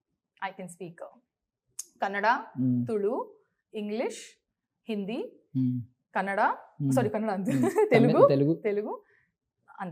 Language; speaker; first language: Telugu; non-native, learner; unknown